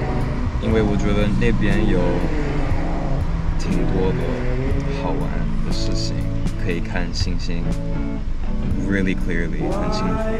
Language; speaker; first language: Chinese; non-native, fluent; English